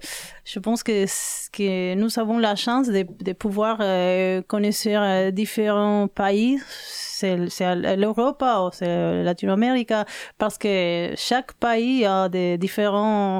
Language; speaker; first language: French; non-native, learner; Spanish